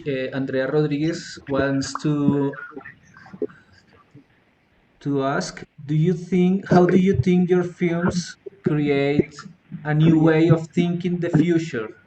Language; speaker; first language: English; non-native, fluent; Spanish